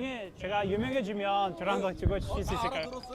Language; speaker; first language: Korean; non-native, fluent; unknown